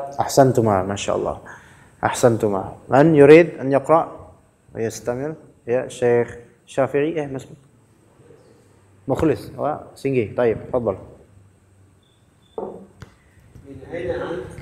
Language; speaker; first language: Arabic; non-native, fluent; Indonesian